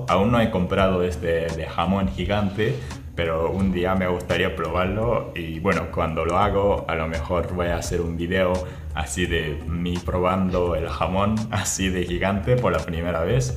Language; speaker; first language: Spanish; non-native, fluent; Japanese